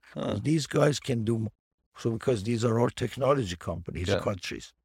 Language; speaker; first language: English; non-native, fluent; Persian